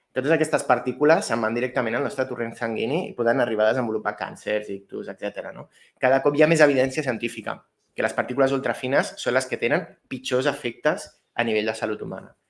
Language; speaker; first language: Catalan; native; Catalan